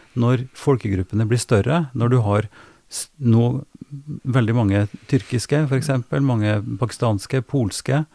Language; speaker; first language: Norwegian; native; Norwegian